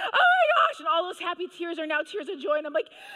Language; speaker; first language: English; native; English